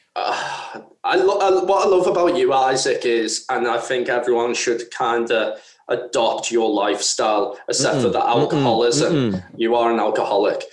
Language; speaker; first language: English; native; English